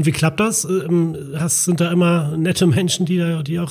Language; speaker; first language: German; native; German